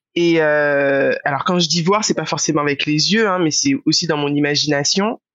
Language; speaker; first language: French; native; French